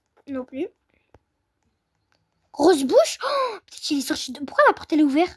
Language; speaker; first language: French; native; French